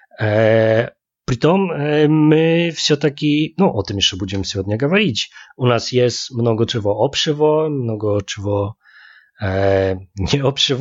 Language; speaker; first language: Polish; non-native, learner; Russian